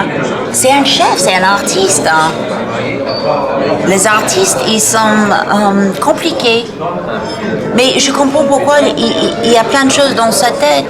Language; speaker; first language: French; non-native, fluent; English